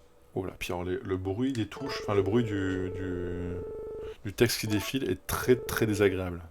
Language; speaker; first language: French; native; French